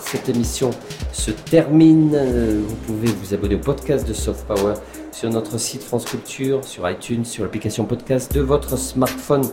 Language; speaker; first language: French; native; French